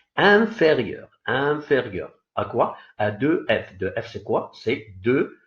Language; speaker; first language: French; non-native, local second language; Arabic